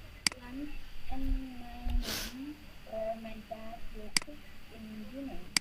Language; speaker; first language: English; non-native, learner; Vietnamese